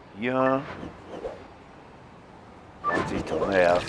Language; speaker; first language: German; native; German